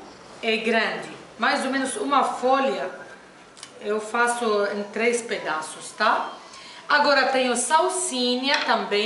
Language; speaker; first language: Portuguese; non-native, fluent; Arabic